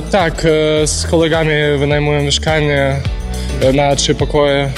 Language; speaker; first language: Polish; non-native, learner; Ukrainian